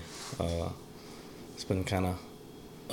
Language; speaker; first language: English; native; English